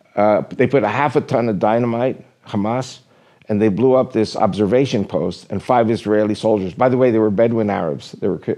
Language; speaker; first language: English; native; English